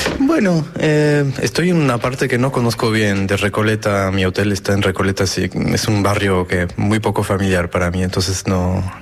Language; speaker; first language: Spanish; non-native, fluent; French